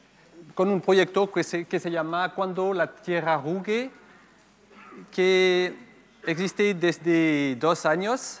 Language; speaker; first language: Spanish; non-native, fluent; French